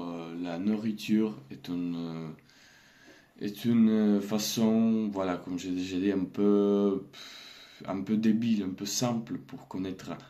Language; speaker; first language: French; non-native, learner; Russian